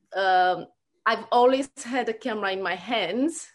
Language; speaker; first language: English; non-native, fluent; Romanian